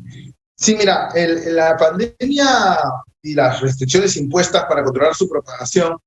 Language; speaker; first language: Spanish; native; Spanish